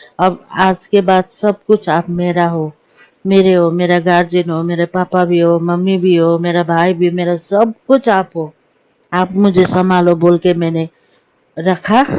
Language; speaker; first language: Hindi; non-native, local second language; Nepali